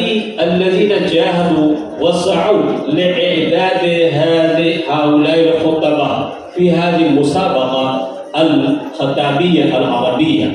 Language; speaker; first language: Arabic; non-native, fluent; Urdu